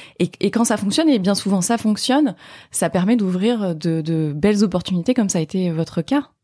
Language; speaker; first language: French; native; French